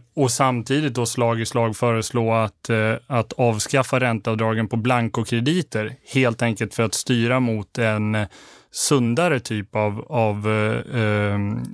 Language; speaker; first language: Swedish; native; Swedish